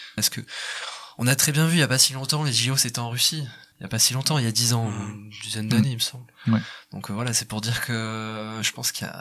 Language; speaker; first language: French; native; French